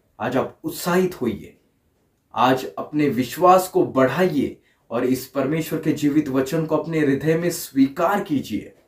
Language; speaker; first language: Hindi; non-native, local second language; Marathi